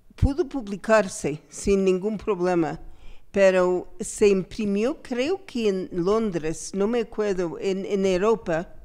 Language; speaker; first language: Spanish; non-native, fluent; English